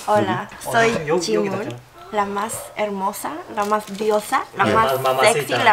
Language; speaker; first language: Spanish; early bilingual, other home language; Korean